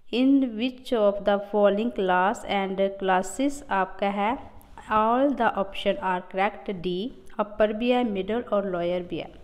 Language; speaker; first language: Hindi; non-native, local second language; Punjabi